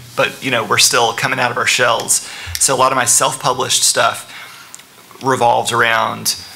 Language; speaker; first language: English; native; English